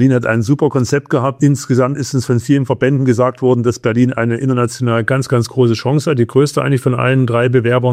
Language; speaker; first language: German; native; German